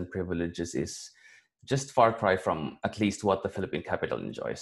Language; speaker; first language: English; non-native, local second language; Cebuano